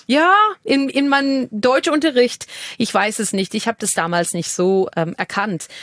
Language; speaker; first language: German; non-native, fluent; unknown